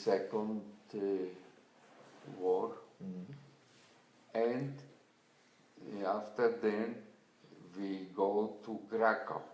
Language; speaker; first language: English; non-native, learner; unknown